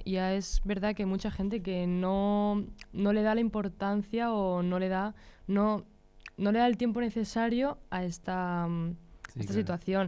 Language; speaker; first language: Spanish; native; Spanish